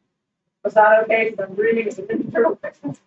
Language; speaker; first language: English; native; English